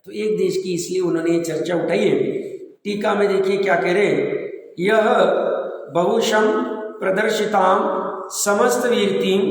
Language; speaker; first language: Hindi; native; Hindi